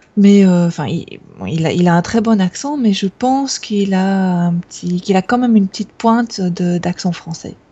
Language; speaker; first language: French; native; French